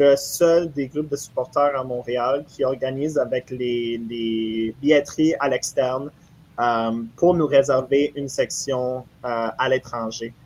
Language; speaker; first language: French; native; French